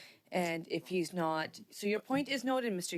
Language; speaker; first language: English; native; English